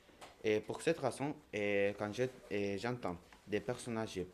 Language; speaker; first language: French; non-native, learner; Spanish